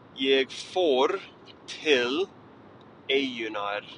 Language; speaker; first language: Icelandic; non-native, learner; English